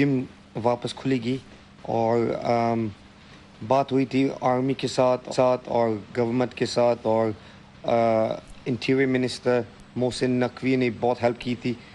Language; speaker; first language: Hindi; early bilingual, heritage; Hindi